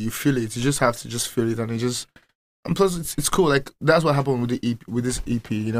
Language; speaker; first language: English; non-native, local second language; Yoruba